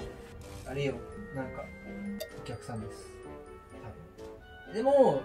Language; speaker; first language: Japanese; native; Japanese